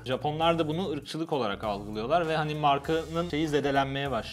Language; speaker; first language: Turkish; native; Turkish